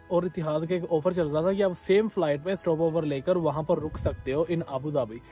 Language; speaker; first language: Hindi; native; Hindi